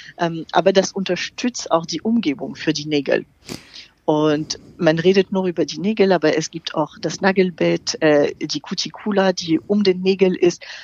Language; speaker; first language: German; non-native, fluent; French